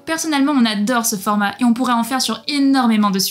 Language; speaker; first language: French; native; French